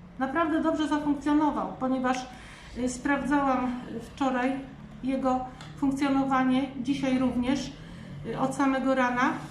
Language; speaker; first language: Polish; native; Polish